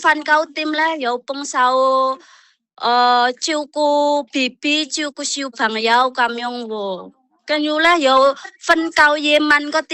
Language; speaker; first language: Chinese; non-native, learner; Indonesian